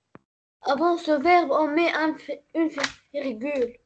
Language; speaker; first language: French; non-native, learner; Arabic